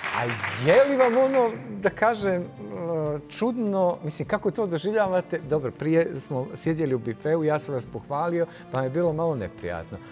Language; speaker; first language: Serbian; native; Serbian